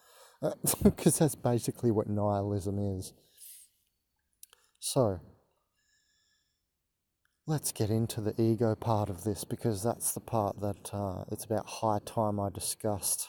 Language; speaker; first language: English; native; English